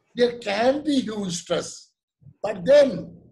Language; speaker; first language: English; non-native, local second language; Kashmiri